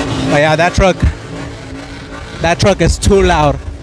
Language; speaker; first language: English; early bilingual, other home language; Spanish